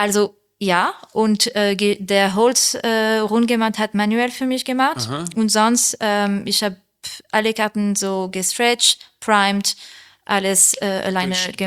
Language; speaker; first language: German; non-native, learner; French